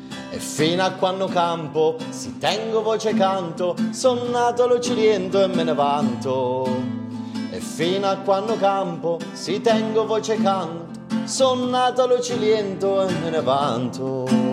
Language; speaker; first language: Italian; native; Italian